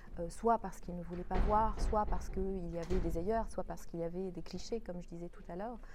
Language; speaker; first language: French; non-native, local second language; Kinyarwanda